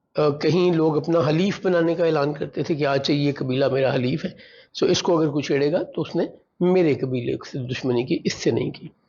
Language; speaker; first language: Urdu; non-native, local second language; Punjabi